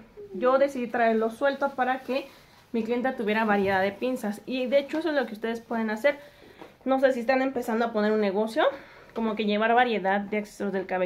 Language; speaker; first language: Spanish; native; Spanish